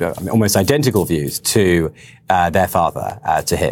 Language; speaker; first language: English; native; English